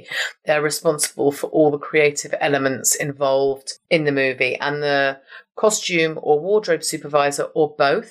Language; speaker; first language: English; native; English